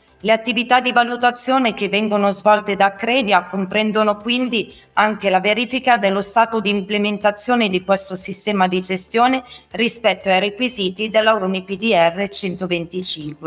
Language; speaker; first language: Italian; native; Italian